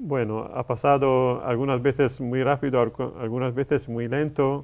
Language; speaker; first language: Spanish; non-native, learner; Arabic